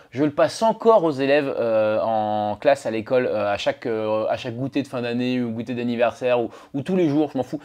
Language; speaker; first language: French; native; French